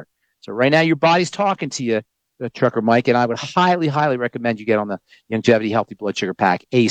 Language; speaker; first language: English; native; English